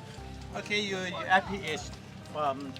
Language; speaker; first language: English; non-native, learner; Thai